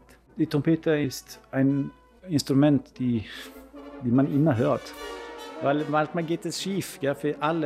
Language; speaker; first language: German; non-native, fluent; Swedish